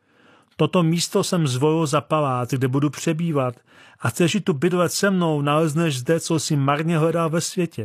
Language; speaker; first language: Czech; native; Czech